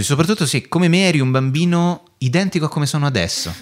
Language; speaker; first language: Italian; native; Italian